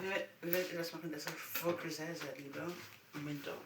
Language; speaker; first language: German; non-native, fluent; French